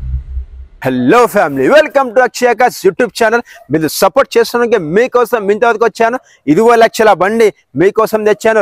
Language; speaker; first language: Telugu; native; Telugu